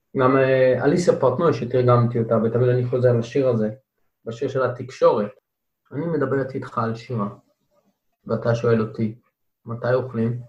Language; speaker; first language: Hebrew; native; Hebrew